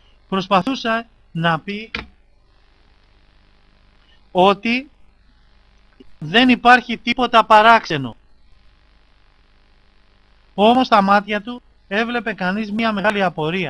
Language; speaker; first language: Greek; native; Greek